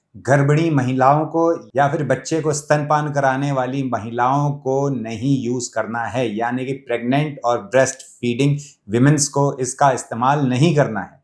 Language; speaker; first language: Hindi; native; Hindi